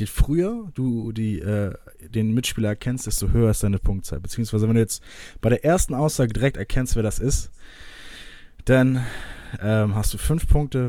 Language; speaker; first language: German; native; German